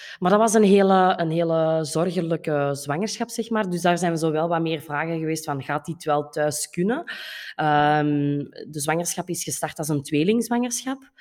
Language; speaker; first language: Dutch; native; Dutch